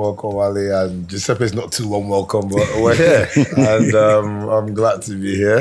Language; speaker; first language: English; native; English